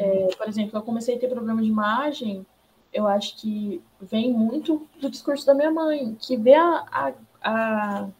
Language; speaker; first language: Portuguese; native; Portuguese